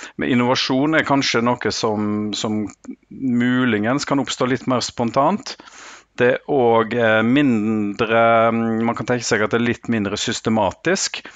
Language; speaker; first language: Norwegian; native; Norwegian